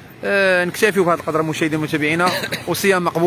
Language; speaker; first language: Arabic; native; Arabic